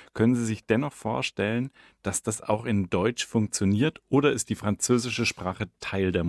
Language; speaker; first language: German; native; German